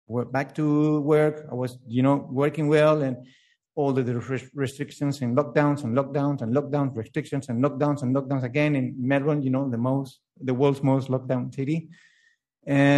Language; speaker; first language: English; non-native, fluent; Spanish